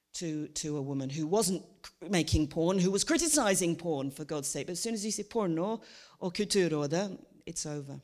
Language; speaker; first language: English; native; English